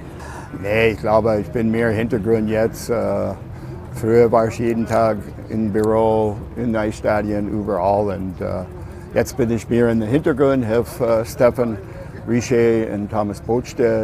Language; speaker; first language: German; non-native, learner; English